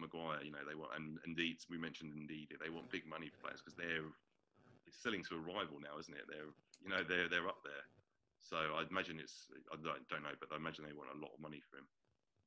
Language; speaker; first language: English; native; English